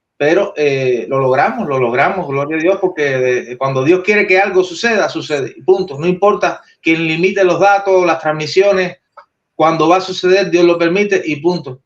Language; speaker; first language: Spanish; native; Spanish